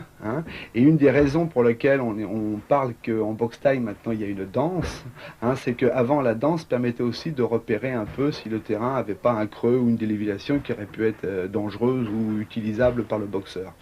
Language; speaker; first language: French; native; French